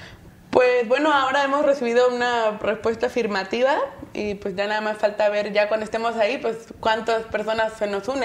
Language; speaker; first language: Spanish; native; Spanish